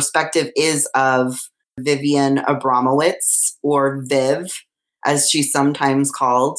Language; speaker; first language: English; native; English